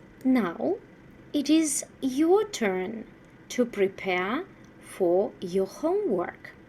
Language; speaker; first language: English; non-native, fluent; Russian